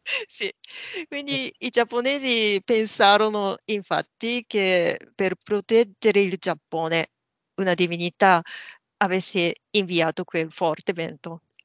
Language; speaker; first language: Italian; non-native, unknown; Japanese